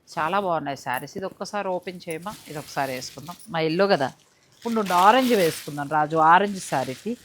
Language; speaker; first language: Telugu; native; Telugu